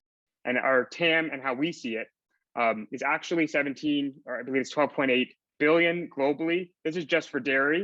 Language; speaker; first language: English; native; English